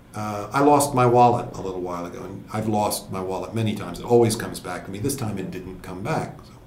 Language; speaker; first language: English; native; English